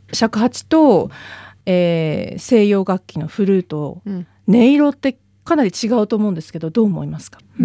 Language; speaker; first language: Japanese; native; Japanese